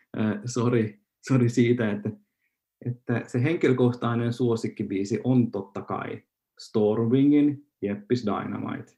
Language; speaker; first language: Finnish; non-native, local second language; Swedish